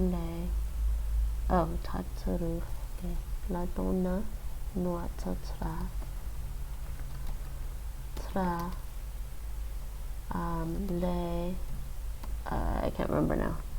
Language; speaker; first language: Italian; non-native, learner; English